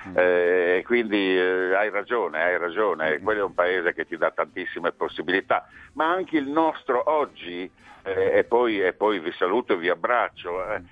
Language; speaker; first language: Italian; native; Italian